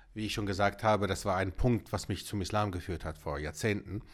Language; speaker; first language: German; early bilingual, other home language; Greek